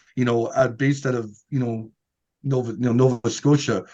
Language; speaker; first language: English; native; English